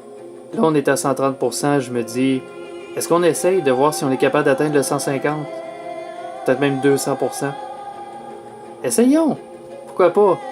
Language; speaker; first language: French; native; French